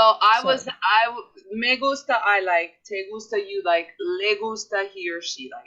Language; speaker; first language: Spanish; non-native, fluent; English